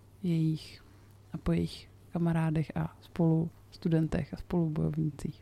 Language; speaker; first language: Czech; native; Czech